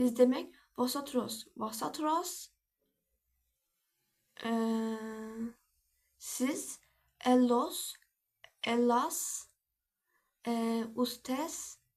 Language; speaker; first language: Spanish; non-native, learner; Turkish